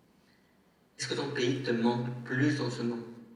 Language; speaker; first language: French; non-native, fluent; Spanish